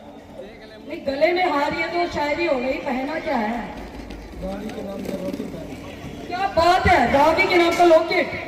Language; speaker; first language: Hindi; native; Hindi